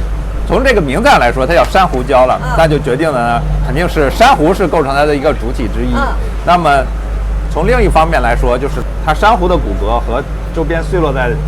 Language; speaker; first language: Chinese; native; Chinese